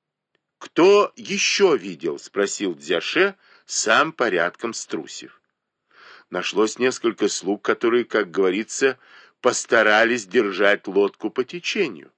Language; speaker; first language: Russian; native; Russian